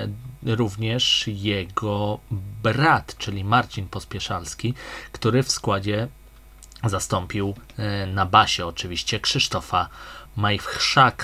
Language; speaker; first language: Polish; native; Polish